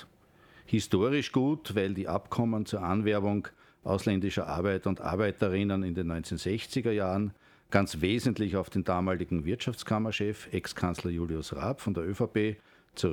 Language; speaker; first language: German; native; German